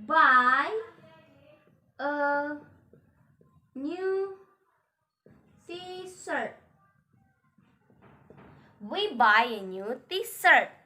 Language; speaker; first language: English; non-native, learner; Indonesian